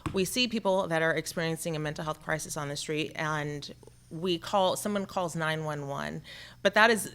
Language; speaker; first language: English; native; English